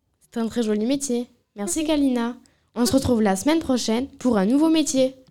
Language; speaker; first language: French; native; French